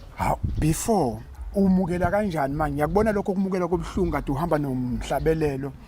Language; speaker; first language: Zulu; native; Zulu